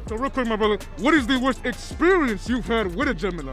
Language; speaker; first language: English; early bilingual, other home language; Spanish